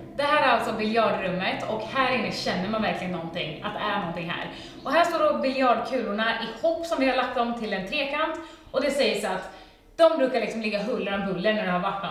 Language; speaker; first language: Swedish; native; Swedish